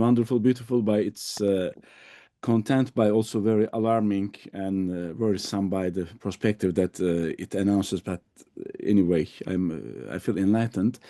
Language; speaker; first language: English; non-native, fluent; Turkish